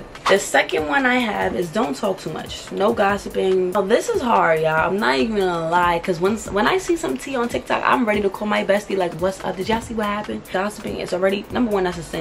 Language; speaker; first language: English; native; English